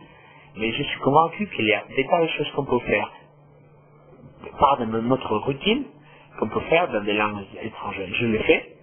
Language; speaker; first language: French; non-native, fluent; Spanish